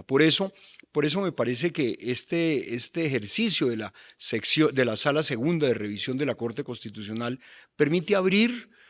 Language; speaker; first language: Spanish; native; Spanish